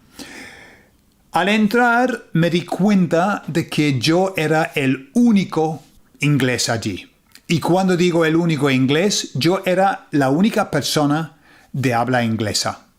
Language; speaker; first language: Spanish; non-native, fluent; English